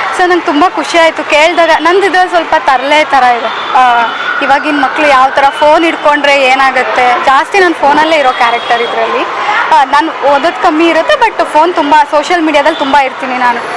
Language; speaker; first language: Kannada; native; Kannada